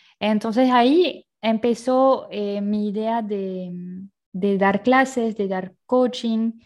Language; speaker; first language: Spanish; non-native, fluent; French